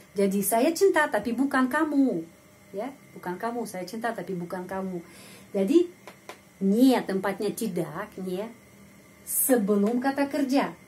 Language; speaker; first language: Indonesian; non-native, fluent; Russian